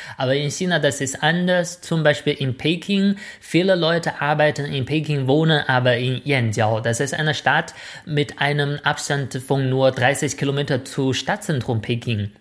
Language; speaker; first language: German; non-native, fluent; Chinese